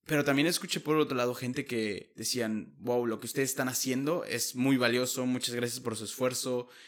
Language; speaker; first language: Spanish; native; Spanish